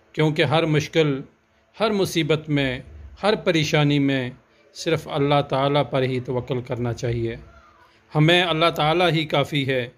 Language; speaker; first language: Urdu; native; Urdu